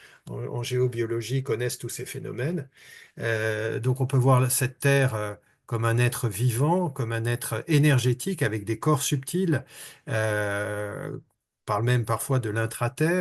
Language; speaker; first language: French; native; French